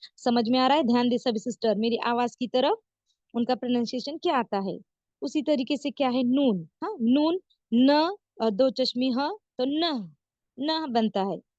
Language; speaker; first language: Hindi; native; Hindi